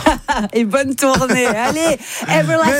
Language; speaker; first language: French; native; French